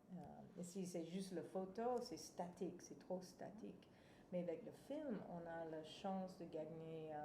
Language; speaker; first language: French; non-native, fluent; English